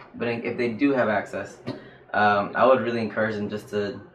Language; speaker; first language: English; native; English